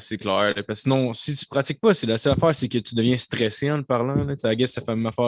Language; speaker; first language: French; native; French